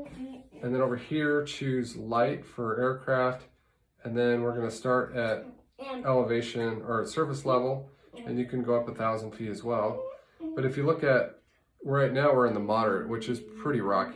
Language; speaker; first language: English; native; English